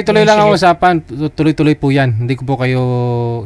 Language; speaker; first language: Filipino; non-native, local second language; Cebuano